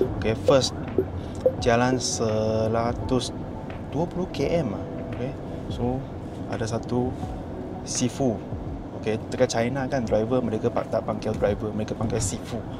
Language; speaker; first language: Malay; non-native, local second language; Chinese